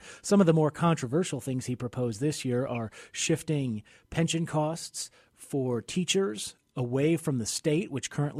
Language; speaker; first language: English; native; English